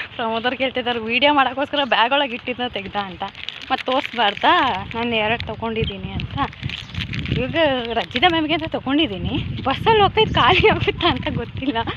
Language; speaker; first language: Kannada; non-native, local second language; Malayalam